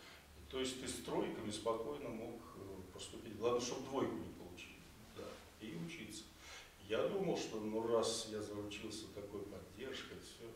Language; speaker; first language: Russian; native; Russian